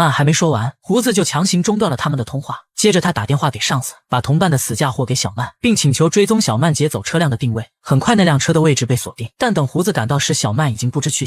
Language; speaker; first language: Chinese; native; Chinese